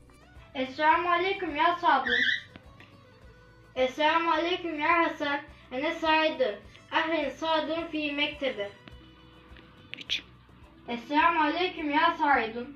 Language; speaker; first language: Arabic; non-native, learner; Turkish